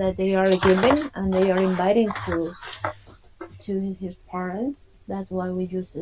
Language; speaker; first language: English; non-native, fluent; Spanish